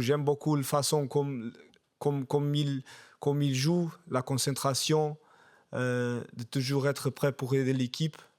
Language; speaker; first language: French; non-native, fluent; Portuguese